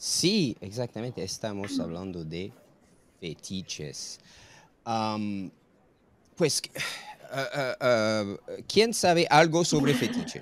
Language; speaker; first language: Spanish; non-native, fluent; English